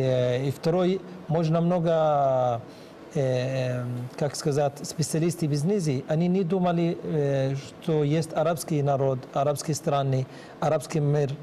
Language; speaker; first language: Russian; non-native, learner; Arabic